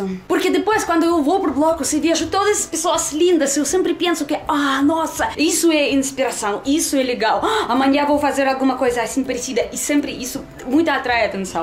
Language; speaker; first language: Portuguese; non-native, fluent; Russian